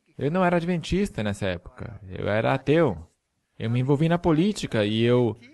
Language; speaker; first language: Portuguese; non-native, fluent; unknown